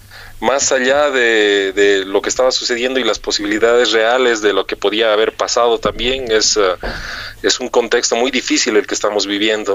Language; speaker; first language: Spanish; native; Spanish